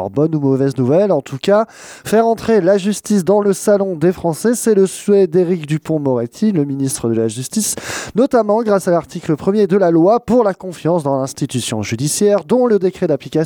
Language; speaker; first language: French; native; French